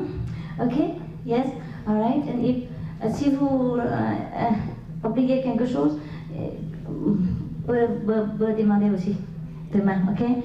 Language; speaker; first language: French; non-native, learner; Vietnamese